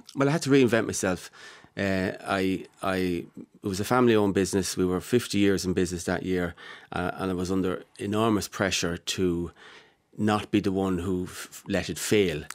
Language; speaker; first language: English; native; English